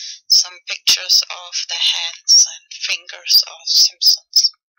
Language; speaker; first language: English; non-native, fluent; German